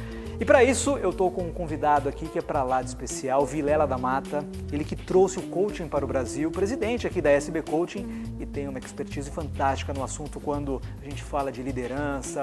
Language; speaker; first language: Portuguese; native; Portuguese